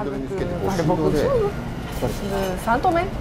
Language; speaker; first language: French; non-native, learner; Japanese